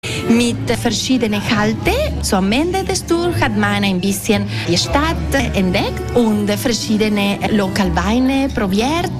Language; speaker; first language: German; non-native, local second language; Italian